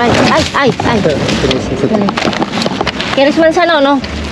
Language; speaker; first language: Spanish; non-native, learner; Filipino